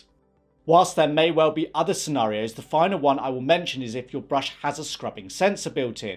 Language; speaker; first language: English; native; English